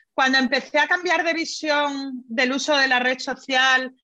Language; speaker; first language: Spanish; native; Spanish